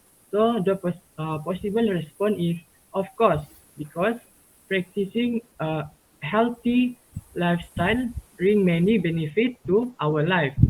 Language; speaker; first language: English; non-native, local second language; Malay